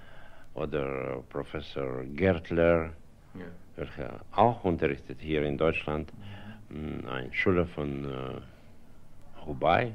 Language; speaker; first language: German; non-native, fluent; Russian